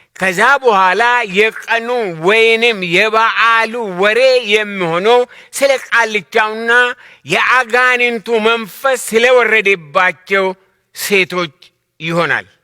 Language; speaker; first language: Amharic; non-native, local second language; Oromo